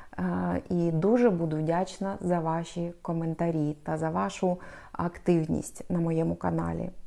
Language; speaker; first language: Ukrainian; non-native, local second language; Russian